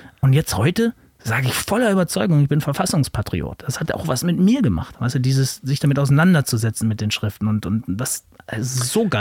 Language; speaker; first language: German; native; German